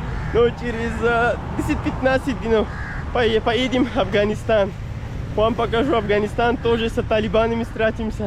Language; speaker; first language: Russian; non-native, local second language; Kyrgyz